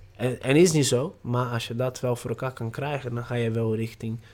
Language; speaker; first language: Dutch; non-native, fluent; Portuguese